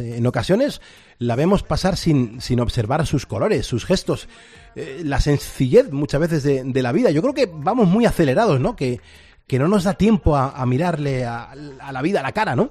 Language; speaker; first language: Spanish; native; Spanish